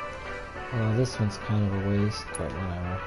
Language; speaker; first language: English; native; English